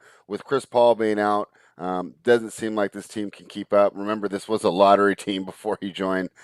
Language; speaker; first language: English; native; English